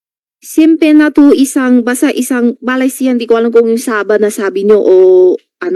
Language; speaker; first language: Filipino; non-native, learner; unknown